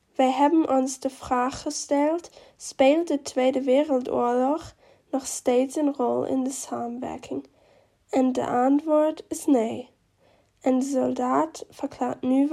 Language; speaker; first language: Dutch; non-native, learner; German